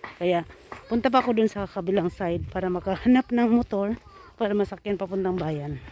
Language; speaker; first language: Filipino; non-native, local second language; Cebuano